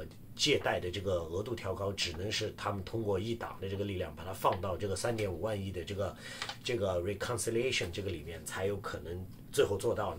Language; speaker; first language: Chinese; native; Chinese